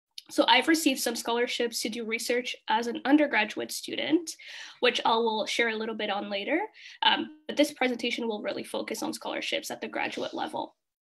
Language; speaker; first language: English; early bilingual, other home language; Kinyarwanda